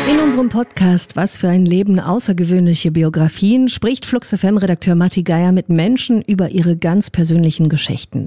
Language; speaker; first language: German; native; German